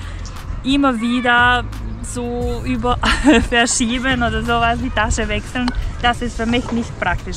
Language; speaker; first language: German; non-native, fluent; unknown